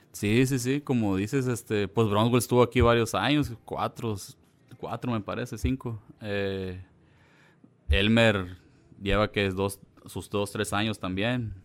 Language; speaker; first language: Spanish; early bilingual, heritage; Spanish